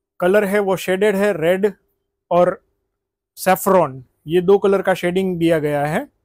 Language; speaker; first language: Hindi; non-native, local second language; Gujarati